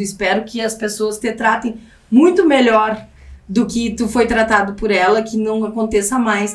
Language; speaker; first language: Portuguese; native; Portuguese